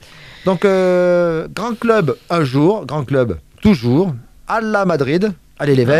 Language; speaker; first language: French; native; French